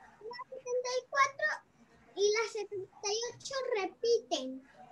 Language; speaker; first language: Spanish; native; Spanish